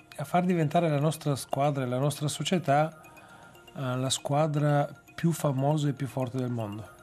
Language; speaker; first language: Italian; non-native, fluent; Bulgarian